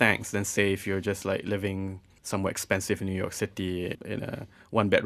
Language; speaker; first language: English; non-native, local second language; Malay